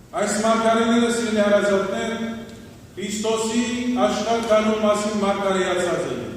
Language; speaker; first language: Armenian; early bilingual, heritage; Armenian